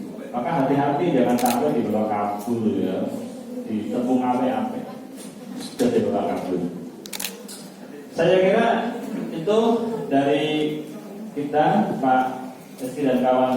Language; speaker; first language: Indonesian; native; Indonesian